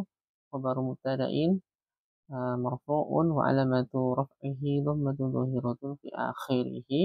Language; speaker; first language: Arabic; non-native, learner; Indonesian